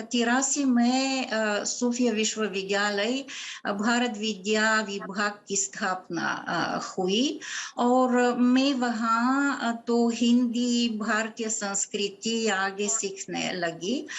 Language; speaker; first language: Hindi; non-native, fluent; Bulgarian